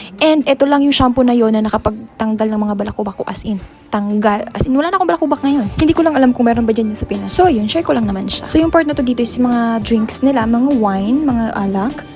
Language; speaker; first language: Filipino; native; Filipino